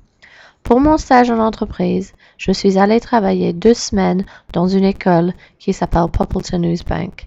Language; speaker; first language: French; non-native, learner; English